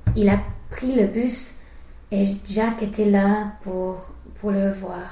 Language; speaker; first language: French; non-native, fluent; English